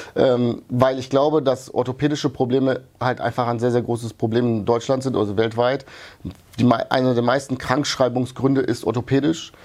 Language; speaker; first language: German; early bilingual, other home language; Hungarian